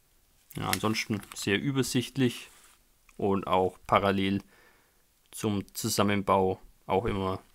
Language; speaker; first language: German; native; German